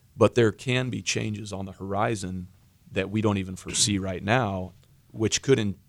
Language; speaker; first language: English; native; English